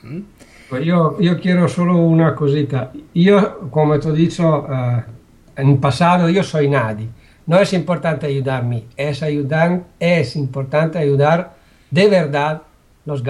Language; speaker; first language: Spanish; non-native, learner; Italian